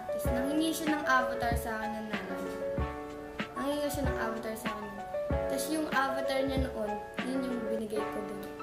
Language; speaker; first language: Filipino; native; Filipino